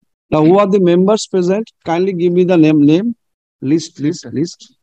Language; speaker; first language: English; non-native, local second language; Bangla